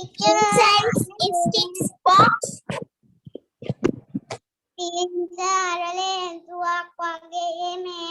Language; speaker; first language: English; non-native, learner; Sinhala